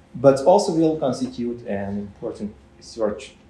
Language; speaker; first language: English; non-native, fluent; Ukrainian